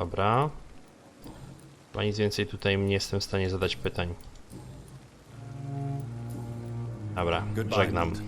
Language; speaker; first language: Polish; native; Polish